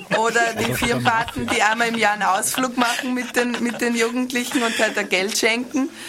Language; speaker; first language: German; native; German